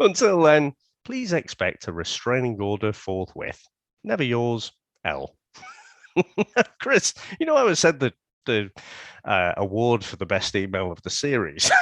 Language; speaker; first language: English; native; English